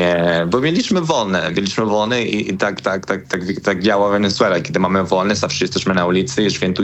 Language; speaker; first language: Polish; non-native, learner; Spanish